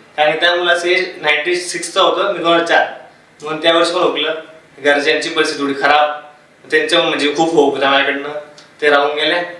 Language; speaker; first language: Marathi; non-native, local second language; Hindi